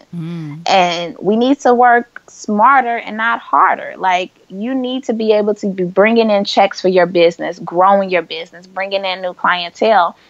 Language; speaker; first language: English; native; English